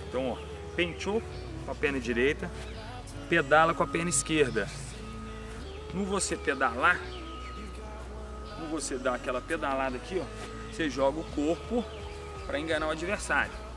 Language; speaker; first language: Portuguese; native; Portuguese